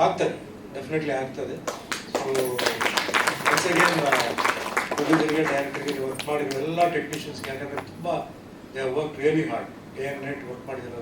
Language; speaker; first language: Kannada; non-native, fluent; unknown